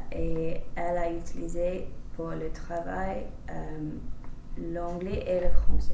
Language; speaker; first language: French; non-native, fluent; English